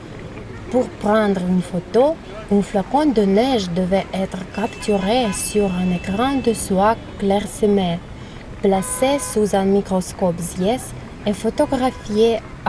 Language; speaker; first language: French; non-native, fluent; Russian